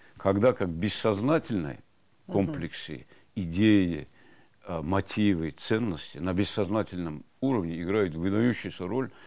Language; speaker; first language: Russian; non-native, local second language; Avaric